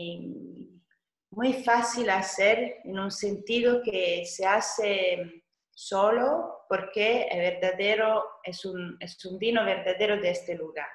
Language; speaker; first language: Spanish; non-native, fluent; Italian